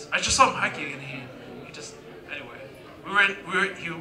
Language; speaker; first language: English; native; English